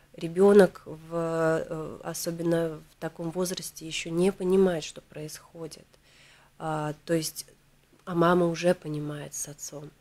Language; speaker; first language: Russian; native; Russian